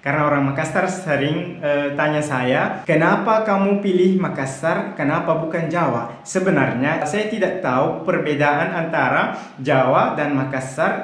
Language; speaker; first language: Indonesian; non-native, fluent; Arabic